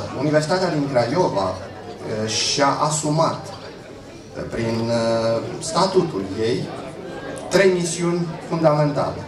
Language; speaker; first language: Romanian; native; Romanian